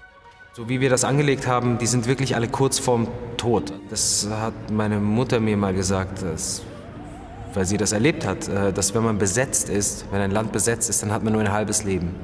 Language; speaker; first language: German; native; German